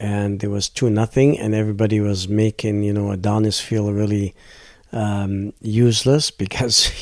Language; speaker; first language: English; non-native, fluent; Arabic